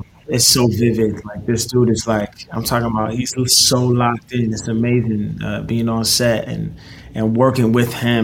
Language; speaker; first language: English; native; English